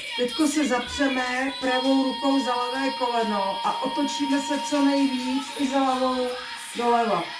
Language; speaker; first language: Czech; native; Czech